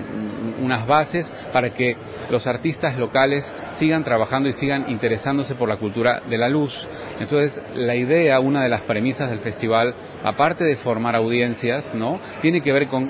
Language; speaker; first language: Spanish; native; Spanish